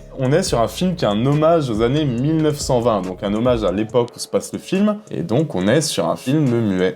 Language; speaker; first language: French; native; French